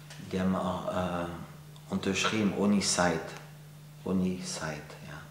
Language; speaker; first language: German; non-native, fluent; French